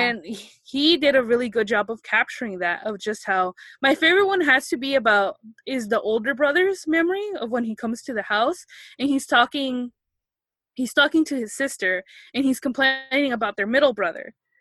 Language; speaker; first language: English; native; English